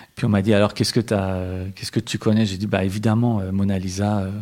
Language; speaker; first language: French; early bilingual, other home language; Persian